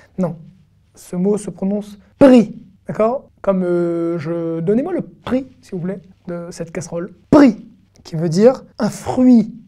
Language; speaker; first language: French; native; French